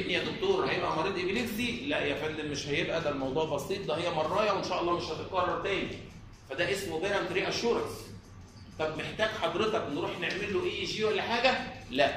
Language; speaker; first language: Arabic; native; Arabic